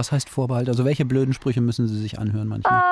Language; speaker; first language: German; native; German